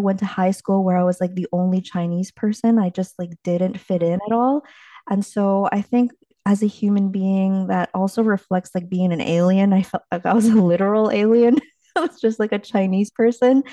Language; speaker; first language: English; early bilingual, other home language; Chinese